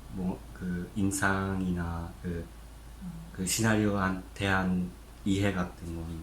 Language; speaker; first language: Korean; non-native, fluent; Japanese